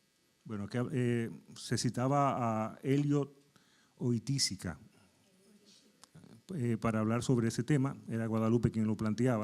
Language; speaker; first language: Spanish; native; Spanish